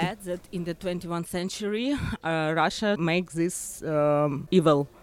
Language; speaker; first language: English; non-native, learner; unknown